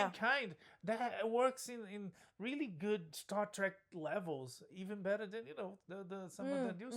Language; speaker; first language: English; non-native, fluent; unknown